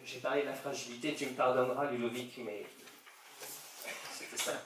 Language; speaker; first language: French; native; French